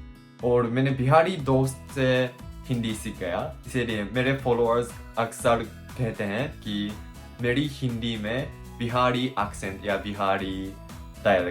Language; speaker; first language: Hindi; non-native, learner; Japanese